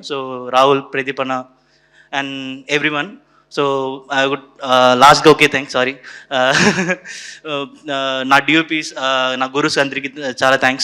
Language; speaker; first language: Telugu; non-native, local second language; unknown